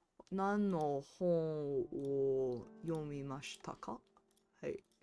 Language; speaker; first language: Japanese; non-native, learner; English